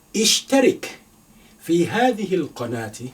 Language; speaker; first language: Arabic; non-native, fluent; Yoruba